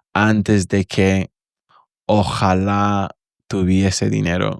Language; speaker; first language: Spanish; non-native, fluent; English